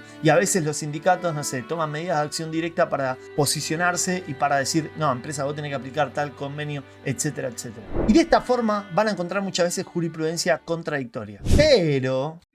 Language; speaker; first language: Spanish; native; Spanish